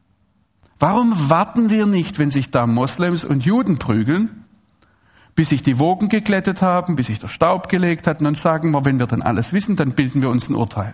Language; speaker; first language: German; native; German